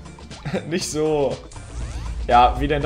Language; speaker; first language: German; native; German